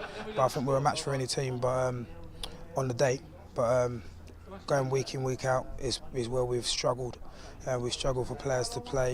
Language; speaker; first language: English; native; English